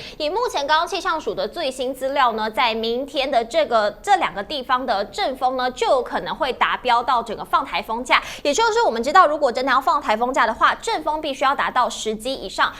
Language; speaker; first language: Chinese; native; Chinese